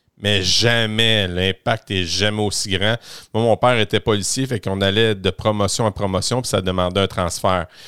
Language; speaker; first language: French; native; French